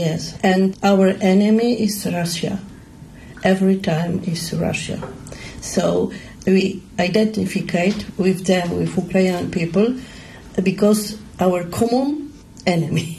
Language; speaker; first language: English; non-native, learner; Polish